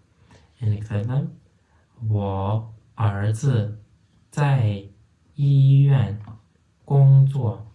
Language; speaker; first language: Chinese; non-native, fluent; Turkmen